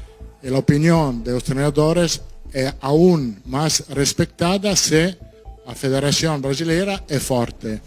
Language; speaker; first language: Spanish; non-native, learner; Portuguese